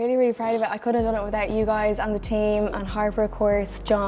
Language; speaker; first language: English; native; English